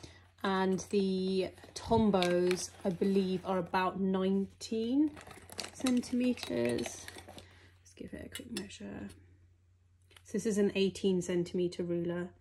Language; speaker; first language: English; native; English